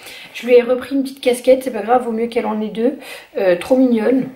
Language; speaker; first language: French; native; French